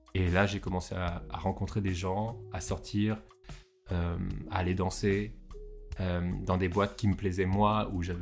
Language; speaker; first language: French; native; French